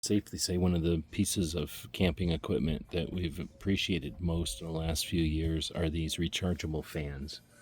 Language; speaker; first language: English; native; English